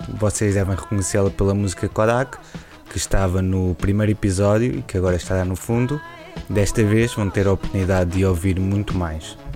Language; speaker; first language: Portuguese; native; Portuguese